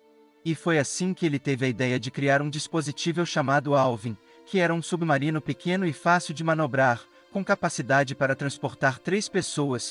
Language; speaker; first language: Portuguese; native; Portuguese